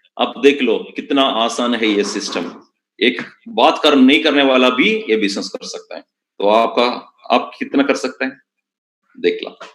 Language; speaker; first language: Hindi; non-native, local second language; Malayalam